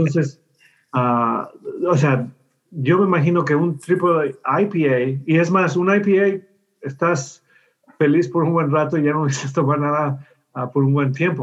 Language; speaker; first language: Spanish; early bilingual, heritage; Spanish